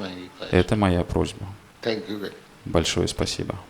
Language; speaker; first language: Russian; native; Russian